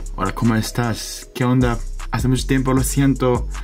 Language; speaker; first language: Spanish; non-native, learner; Japanese